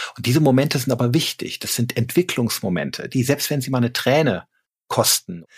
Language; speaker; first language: German; native; German